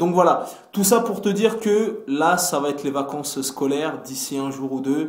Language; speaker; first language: French; native; French